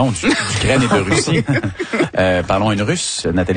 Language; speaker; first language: French; native; French